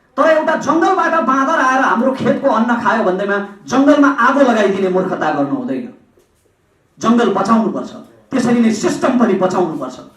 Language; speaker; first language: Nepali; native; Nepali